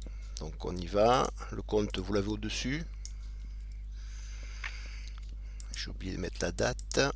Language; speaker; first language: French; native; French